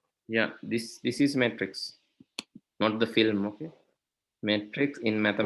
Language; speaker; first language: English; non-native, local second language; Sinhala